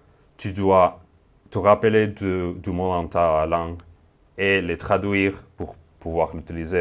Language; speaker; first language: French; non-native, fluent; Spanish